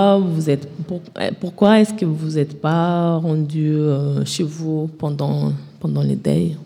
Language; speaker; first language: French; non-native, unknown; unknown